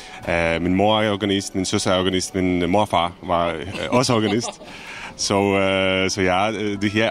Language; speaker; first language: Danish; non-native, fluent; Czech